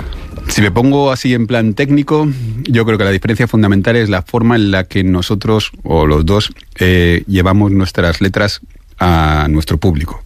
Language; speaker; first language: Spanish; native; Spanish